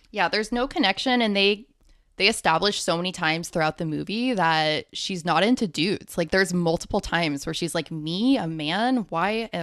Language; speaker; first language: English; early bilingual, other home language; Hindi